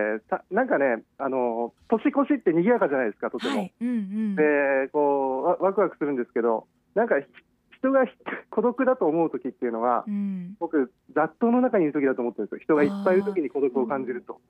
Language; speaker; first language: Japanese; native; Japanese